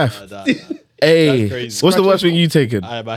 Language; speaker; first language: English; native; English